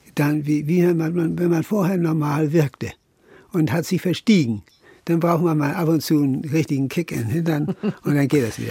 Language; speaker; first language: German; native; German